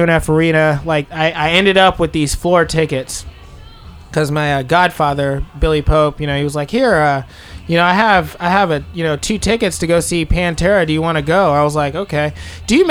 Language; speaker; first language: English; non-native, fluent; French